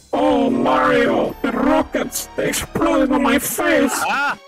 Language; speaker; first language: English; non-native, fluent; Spanish